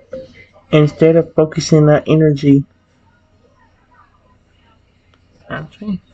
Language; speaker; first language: English; native; English